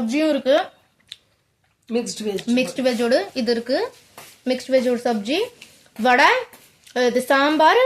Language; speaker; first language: Tamil; early bilingual, heritage; Tamil